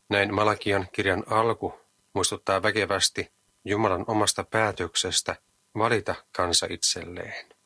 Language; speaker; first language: Finnish; native; Finnish